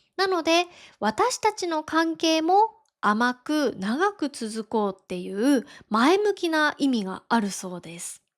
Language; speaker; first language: Japanese; native; Japanese